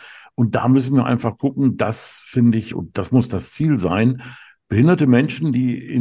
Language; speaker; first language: German; native; German